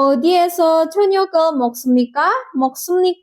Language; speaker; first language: Korean; non-native, learner; Indonesian